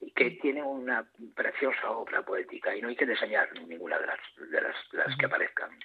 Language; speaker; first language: Spanish; native; Spanish